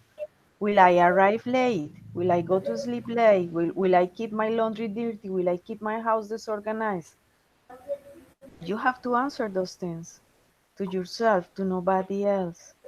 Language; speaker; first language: English; non-native, fluent; Spanish